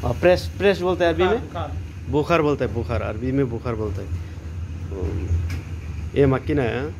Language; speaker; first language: Hindi; non-native, fluent; Bangla